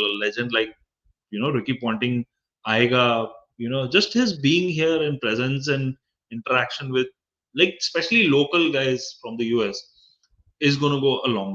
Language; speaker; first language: English; non-native, local second language; Hindi